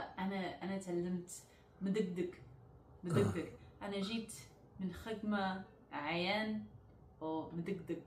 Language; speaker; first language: Arabic; non-native, learner; English